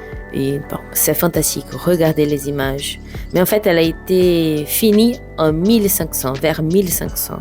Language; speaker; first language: French; non-native, fluent; Portuguese